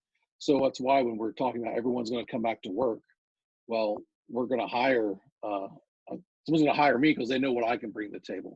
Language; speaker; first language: English; native; English